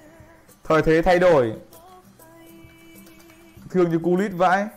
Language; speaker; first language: Vietnamese; native; Vietnamese